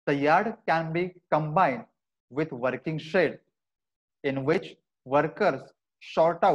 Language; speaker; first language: English; non-native, local second language; Marathi